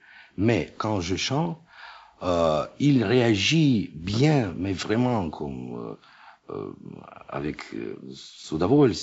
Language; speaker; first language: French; non-native, learner; Russian